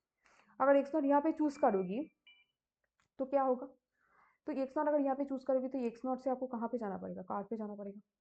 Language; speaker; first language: Hindi; native; Hindi